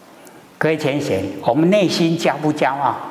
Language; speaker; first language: Chinese; native; Chinese